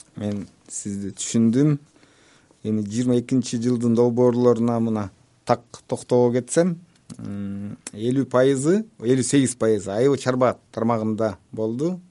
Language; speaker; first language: Kyrgyz; native; Kyrgyz